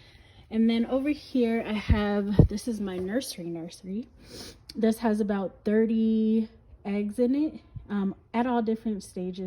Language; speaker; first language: English; native; English